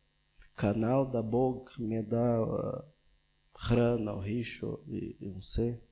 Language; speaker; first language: Slovenian; non-native, fluent; Portuguese